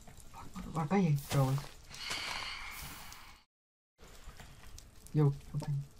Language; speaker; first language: Dutch; native; Dutch